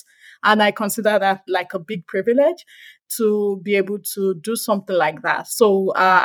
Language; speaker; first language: English; non-native, local second language; Yoruba